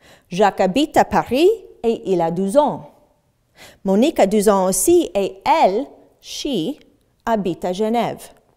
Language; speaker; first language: French; non-native, fluent; English